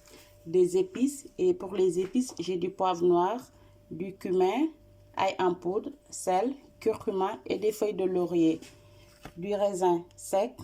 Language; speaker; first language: French; non-native, local second language; Wolof